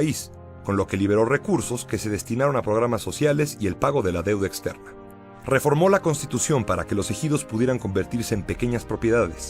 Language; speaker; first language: Spanish; native; Spanish